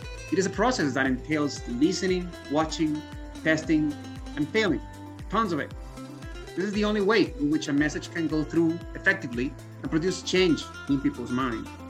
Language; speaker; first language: English; non-native, fluent; Spanish